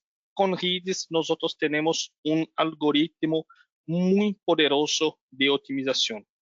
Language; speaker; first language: Spanish; non-native, learner; Portuguese